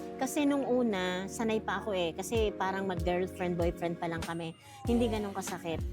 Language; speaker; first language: Filipino; native; Filipino